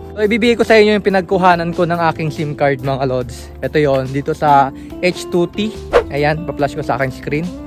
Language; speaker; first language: Filipino; native; Filipino